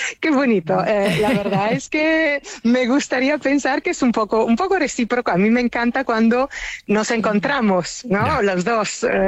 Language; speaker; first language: Spanish; non-native, fluent; Italian